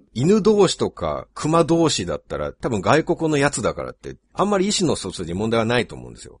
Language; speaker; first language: Japanese; native; Japanese